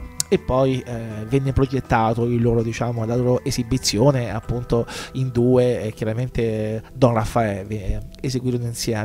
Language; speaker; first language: Italian; native; Italian